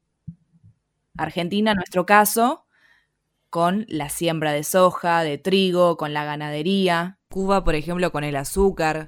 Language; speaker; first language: Spanish; native; Spanish